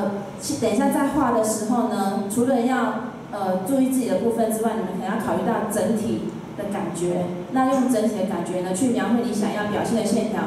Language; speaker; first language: Chinese; native; Chinese